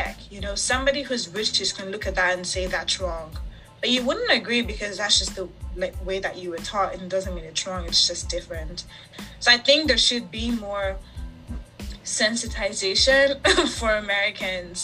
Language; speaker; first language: English; native; English